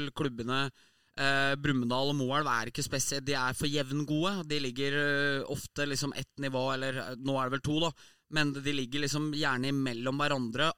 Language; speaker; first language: Norwegian; native; Norwegian